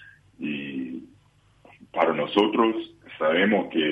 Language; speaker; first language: Spanish; non-native, learner; English